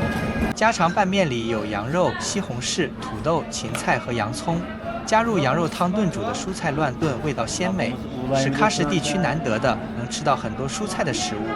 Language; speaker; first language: Chinese; native; Chinese